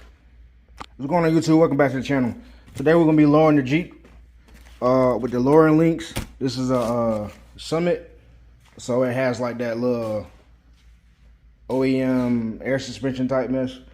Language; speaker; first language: English; native; English